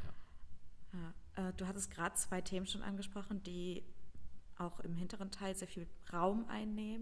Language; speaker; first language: German; native; German